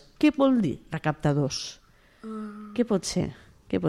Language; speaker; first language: Catalan; native; Catalan